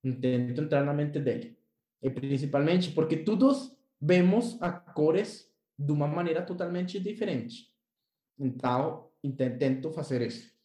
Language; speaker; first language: Portuguese; non-native, learner; Spanish